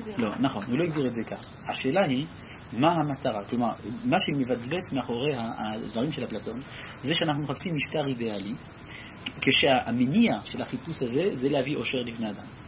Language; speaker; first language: Hebrew; non-native, fluent; French